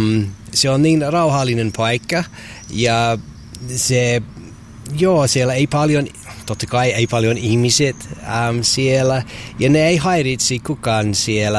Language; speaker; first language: Finnish; non-native, learner; English